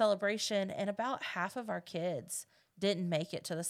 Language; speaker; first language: English; native; English